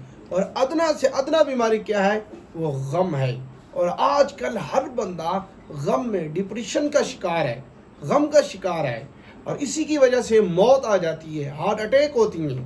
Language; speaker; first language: Urdu; native; Urdu